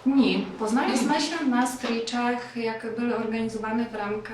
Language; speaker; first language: Polish; non-native, local second language; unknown